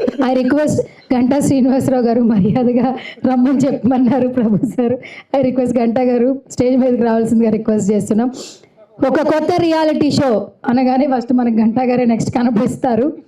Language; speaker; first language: Telugu; native; Telugu